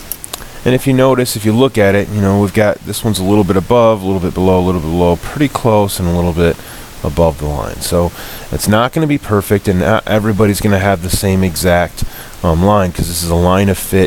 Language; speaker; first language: English; native; English